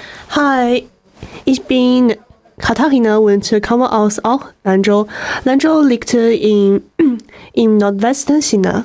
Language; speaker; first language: German; non-native, learner; Chinese